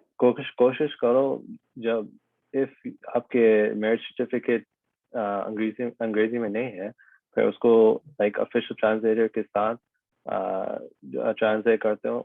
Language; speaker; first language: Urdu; early bilingual, heritage; Urdu